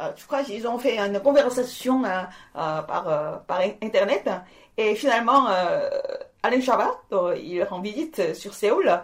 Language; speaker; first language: French; non-native, fluent; Korean